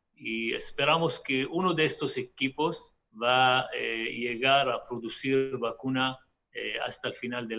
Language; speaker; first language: Spanish; non-native, fluent; Hebrew